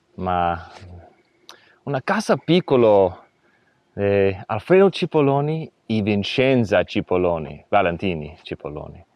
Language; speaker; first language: Italian; non-native, learner; English